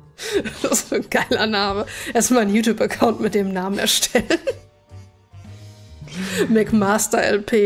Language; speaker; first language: German; native; German